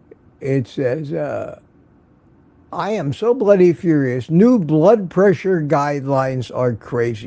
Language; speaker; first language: English; native; English